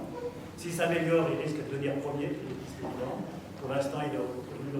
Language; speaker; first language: French; native; French